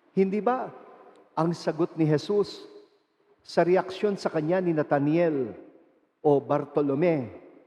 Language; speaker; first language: Filipino; native; Filipino